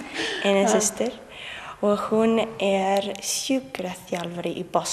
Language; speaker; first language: Icelandic; non-native, learner; English